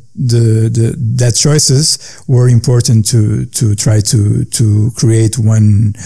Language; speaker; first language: English; non-native, learner; Portuguese